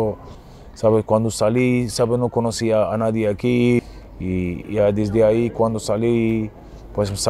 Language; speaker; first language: Spanish; non-native, fluent; Arabic